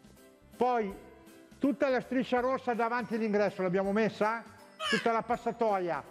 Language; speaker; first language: Italian; native; Italian